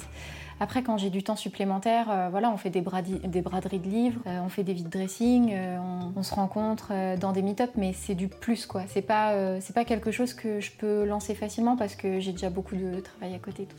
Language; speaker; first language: French; native; French